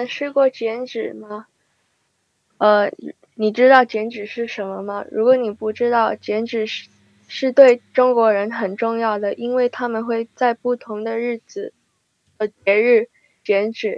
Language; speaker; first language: Chinese; early bilingual, heritage; Chinese